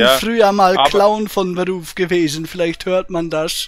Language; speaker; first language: German; native; German